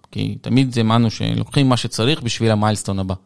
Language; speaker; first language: Hebrew; early bilingual, other home language; Russian